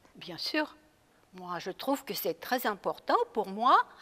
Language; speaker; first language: French; non-native, fluent; Russian